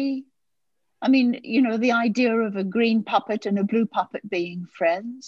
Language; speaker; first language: English; native; English